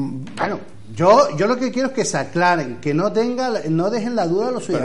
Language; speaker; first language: Spanish; native; Spanish